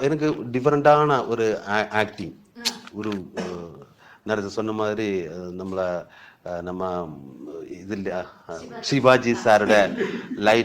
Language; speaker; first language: Tamil; non-native, learner; Malayalam